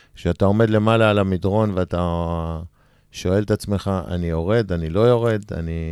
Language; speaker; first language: Hebrew; native; Hebrew